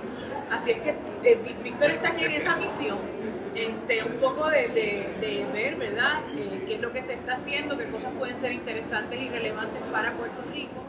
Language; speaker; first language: Spanish; native; Spanish